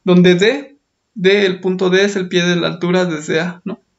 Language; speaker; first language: Spanish; native; Spanish